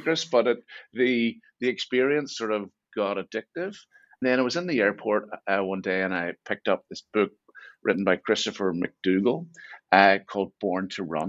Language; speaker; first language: English; native; English